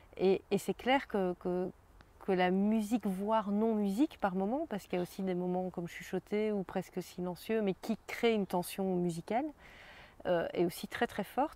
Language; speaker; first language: French; native; French